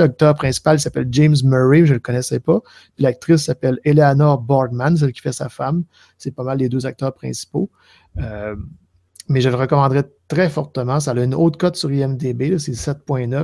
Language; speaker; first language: French; native; French